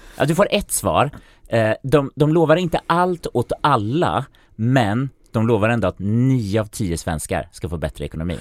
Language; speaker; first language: Swedish; native; Swedish